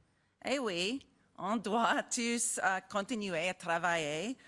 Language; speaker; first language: French; non-native, learner; English